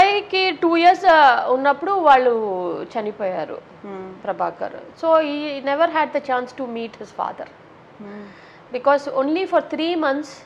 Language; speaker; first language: Telugu; non-native, learner; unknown